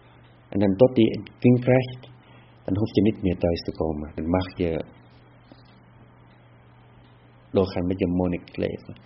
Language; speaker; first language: Dutch; non-native, fluent; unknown